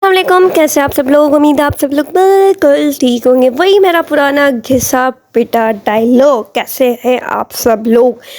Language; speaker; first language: Urdu; native; Urdu